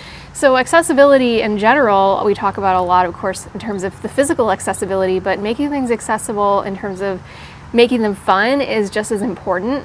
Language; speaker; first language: English; native; English